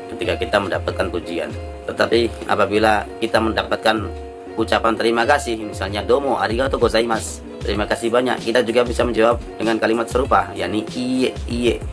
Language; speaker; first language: Indonesian; native; Indonesian